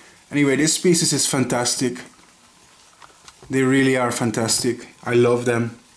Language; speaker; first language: English; non-native, fluent; Dutch